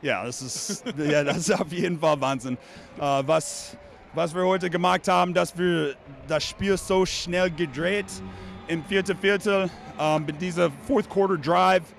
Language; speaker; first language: German; non-native, fluent; English